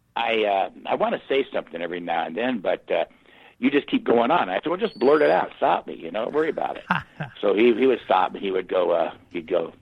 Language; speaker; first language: English; native; English